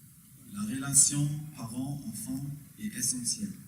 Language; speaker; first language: French; non-native, learner; German